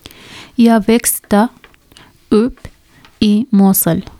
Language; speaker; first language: Swedish; non-native, learner; Arabic